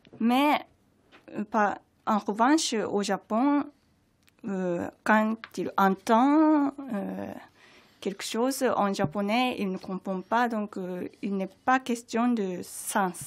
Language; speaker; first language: French; non-native, fluent; Japanese